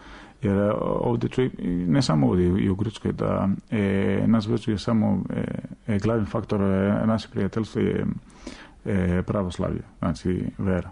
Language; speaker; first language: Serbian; non-native, fluent; Greek